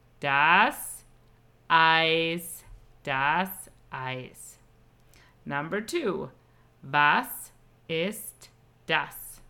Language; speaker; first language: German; non-native, fluent; English